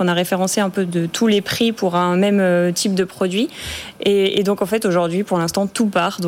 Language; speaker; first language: French; native; French